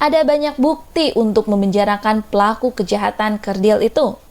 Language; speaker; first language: Indonesian; native; Indonesian